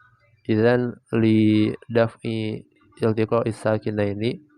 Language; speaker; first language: Arabic; non-native, learner; Indonesian